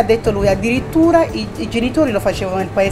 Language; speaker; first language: Italian; native; Italian